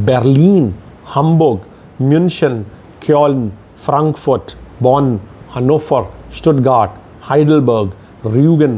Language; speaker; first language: German; non-native, fluent; Hindi